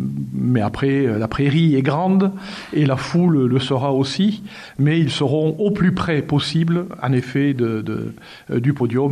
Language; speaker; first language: French; native; French